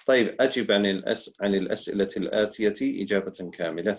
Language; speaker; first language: Arabic; non-native, fluent; English